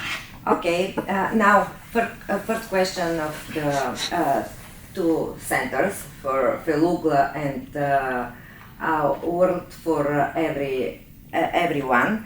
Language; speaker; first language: English; non-native, learner; Bulgarian